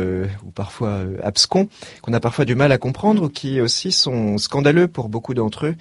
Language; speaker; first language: French; native; French